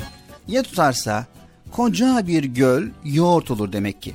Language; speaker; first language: Turkish; native; Turkish